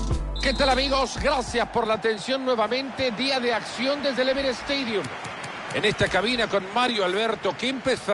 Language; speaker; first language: Spanish; native; Spanish